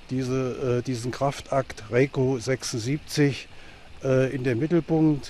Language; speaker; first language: German; native; German